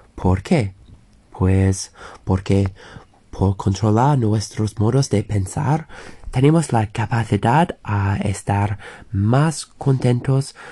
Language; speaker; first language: Spanish; non-native, learner; English